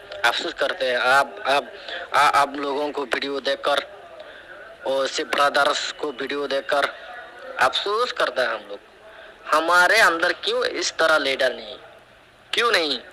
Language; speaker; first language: Hindi; non-native, learner; Rohingya